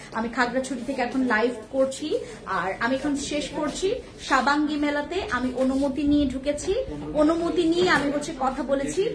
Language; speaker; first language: Bangla; non-native, local second language; Khasi